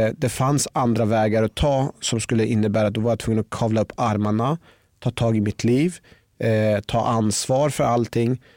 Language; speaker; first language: Swedish; early bilingual, other home language; Persian